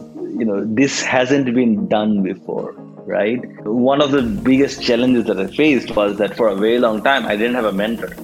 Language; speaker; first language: English; non-native, local second language; Bangla